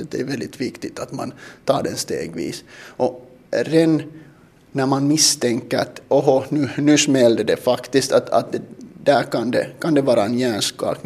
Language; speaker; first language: Swedish; non-native, local second language; Finnish